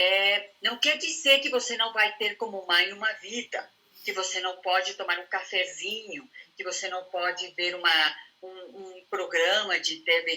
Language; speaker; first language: Portuguese; non-native, fluent; Spanish